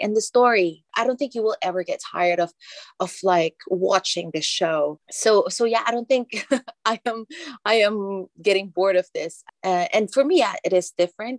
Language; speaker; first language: English; non-native, local second language; Filipino